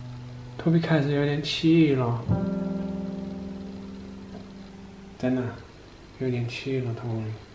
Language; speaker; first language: Chinese; non-native, fluent; Danish